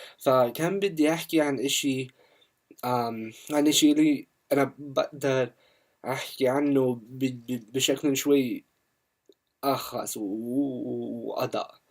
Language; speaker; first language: Arabic; non-native, learner; English